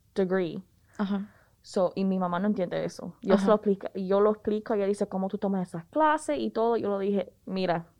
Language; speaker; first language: Spanish; early bilingual, heritage; Spanish